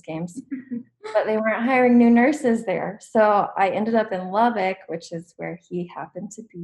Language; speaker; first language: English; native; English